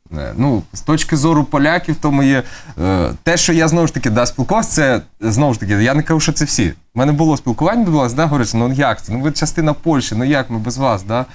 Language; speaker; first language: Ukrainian; native; Ukrainian